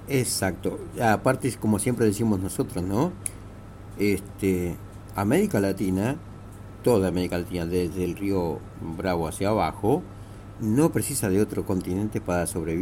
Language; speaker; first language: Spanish; native; Spanish